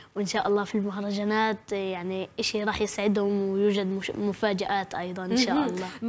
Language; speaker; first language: Arabic; native; Arabic